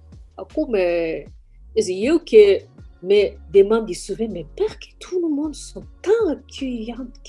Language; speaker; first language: French; non-native, fluent; Japanese